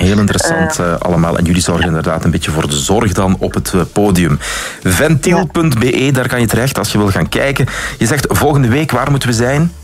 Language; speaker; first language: Dutch; native; Dutch